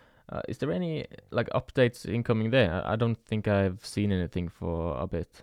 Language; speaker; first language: English; non-native, fluent; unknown